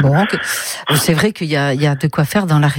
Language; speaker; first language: French; native; French